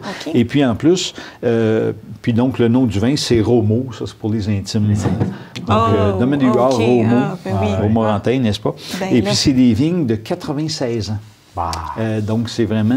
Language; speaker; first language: French; native; French